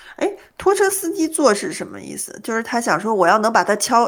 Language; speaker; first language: Chinese; native; Chinese